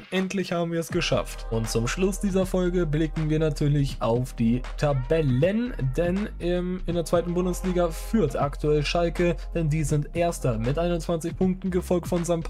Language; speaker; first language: German; native; German